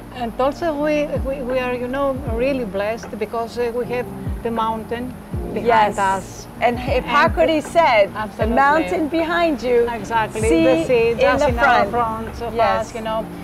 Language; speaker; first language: English; non-native, fluent; German